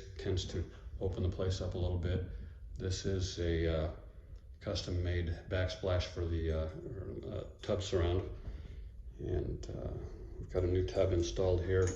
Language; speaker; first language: English; native; English